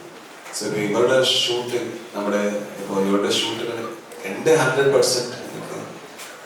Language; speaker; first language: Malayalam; non-native, learner; Kannada